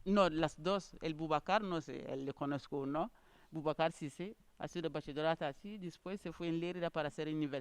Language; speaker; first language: Spanish; non-native, learner; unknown